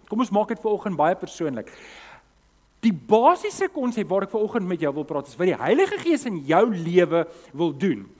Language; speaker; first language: Afrikaans; native; Afrikaans